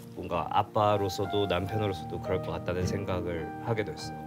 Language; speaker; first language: Korean; early bilingual, heritage; Korean